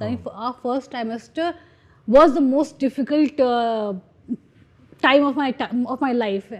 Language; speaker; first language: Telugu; non-native, learner; Hindi